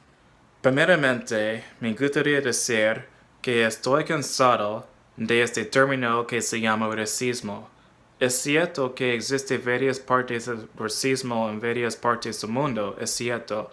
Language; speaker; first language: Spanish; non-native, fluent; English